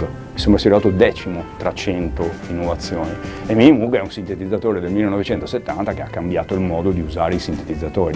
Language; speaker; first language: Italian; native; Italian